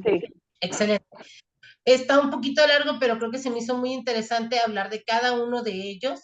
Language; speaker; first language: Spanish; native; Spanish